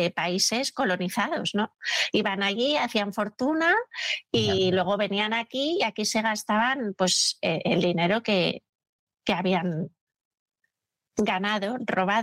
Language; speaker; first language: Spanish; native; Spanish